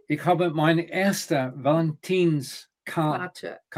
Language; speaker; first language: German; non-native, learner; English